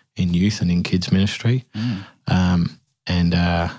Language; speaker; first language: English; native; English